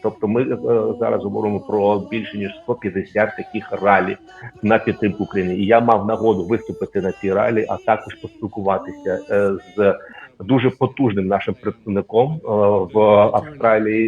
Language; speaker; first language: Ukrainian; native; Ukrainian